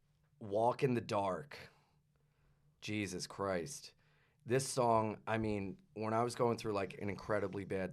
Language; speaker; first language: English; native; English